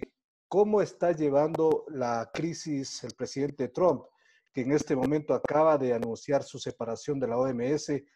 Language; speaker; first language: Spanish; native; Spanish